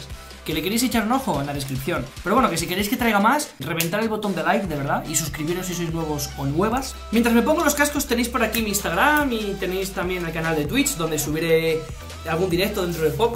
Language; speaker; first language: Spanish; native; Spanish